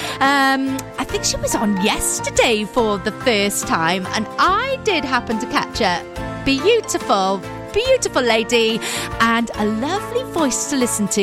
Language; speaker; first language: English; native; English